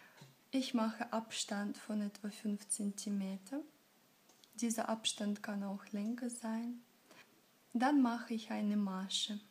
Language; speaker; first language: German; non-native, fluent; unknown